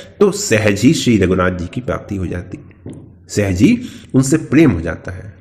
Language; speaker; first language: Hindi; native; Hindi